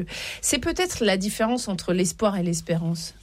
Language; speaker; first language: French; native; French